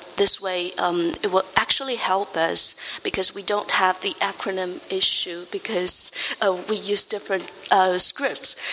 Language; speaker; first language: English; non-native, fluent; Chinese